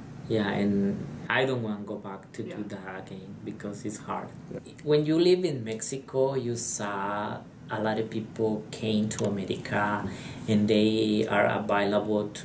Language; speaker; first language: English; non-native, learner; Spanish